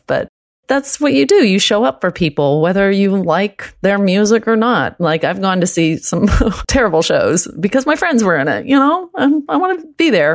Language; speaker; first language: English; early bilingual, other home language; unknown